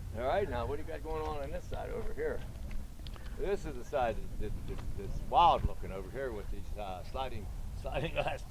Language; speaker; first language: English; native; English